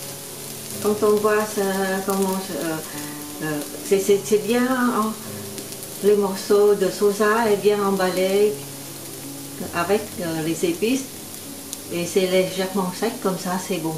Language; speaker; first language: French; non-native, learner; Vietnamese